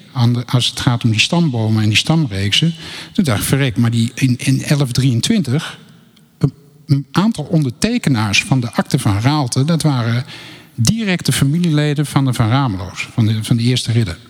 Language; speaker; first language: Dutch; native; Dutch